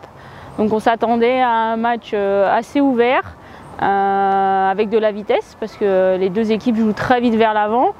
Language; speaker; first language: French; native; French